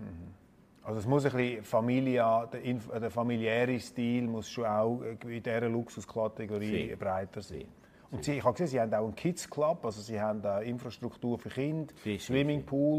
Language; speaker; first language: German; native; German